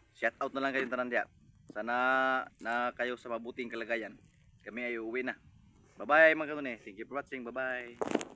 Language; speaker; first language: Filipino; non-native, local second language; Cebuano